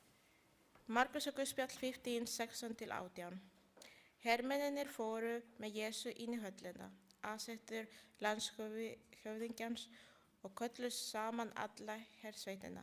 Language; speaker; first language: Icelandic; non-native, learner; Spanish